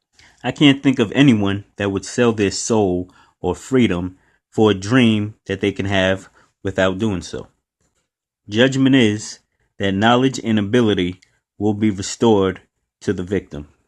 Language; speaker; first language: English; native; English